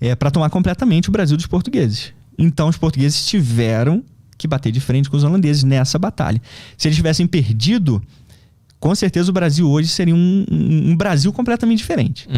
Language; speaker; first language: Portuguese; native; Portuguese